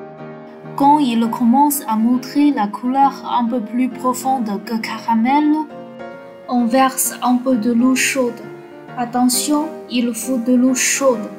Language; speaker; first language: French; non-native, fluent; Chinese